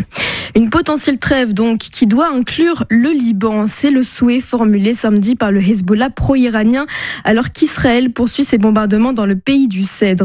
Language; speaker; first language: French; native; French